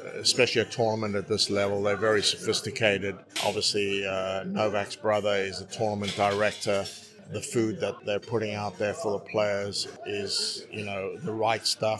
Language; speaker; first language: English; native; English